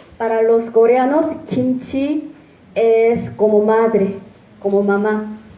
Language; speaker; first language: Spanish; non-native, fluent; Korean